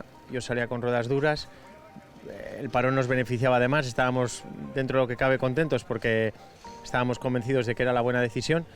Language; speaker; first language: Spanish; native; Spanish